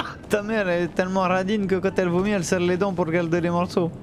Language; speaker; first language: French; native; French